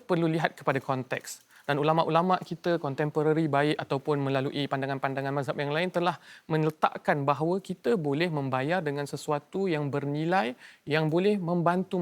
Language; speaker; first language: Malay; native; Malay